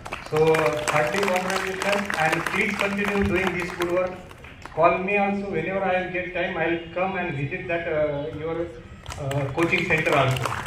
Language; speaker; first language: Telugu; non-native, local second language; Marathi